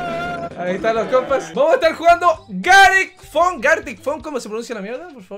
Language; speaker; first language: Spanish; native; Spanish